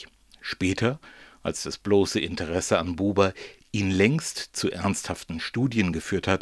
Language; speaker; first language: German; native; German